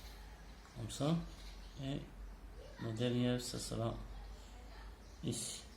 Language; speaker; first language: French; non-native, local second language; Arabic